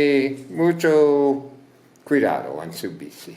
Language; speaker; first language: Spanish; non-native, learner; English